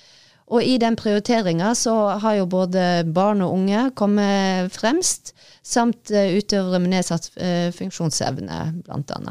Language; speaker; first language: Norwegian; native; Norwegian